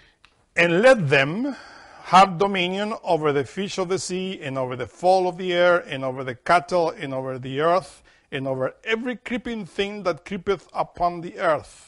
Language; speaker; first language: English; non-native, fluent; Spanish